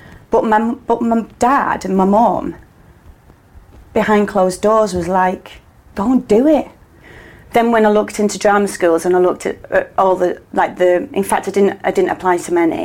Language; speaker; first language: English; native; English